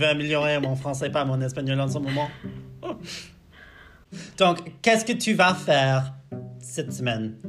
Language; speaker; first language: French; non-native, learner; English